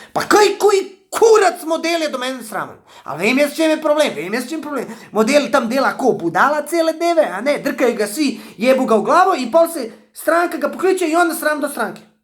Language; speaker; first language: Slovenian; early bilingual, other home language; Bosnian